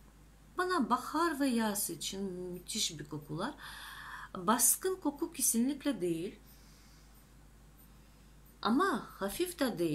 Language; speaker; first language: Turkish; non-native, fluent; Russian